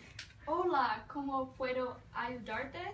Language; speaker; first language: Spanish; non-native, learner; English